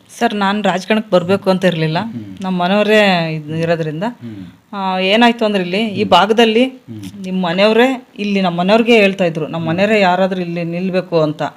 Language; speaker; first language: Kannada; native; Kannada